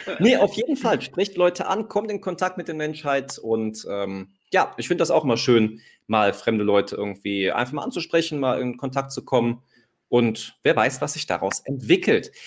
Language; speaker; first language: German; native; German